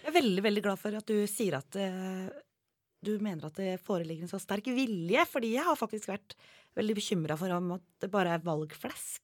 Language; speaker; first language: Norwegian; native; Norwegian